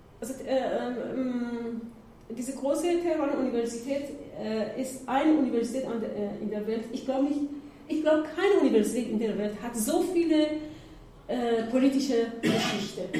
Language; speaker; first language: German; non-native, learner; Persian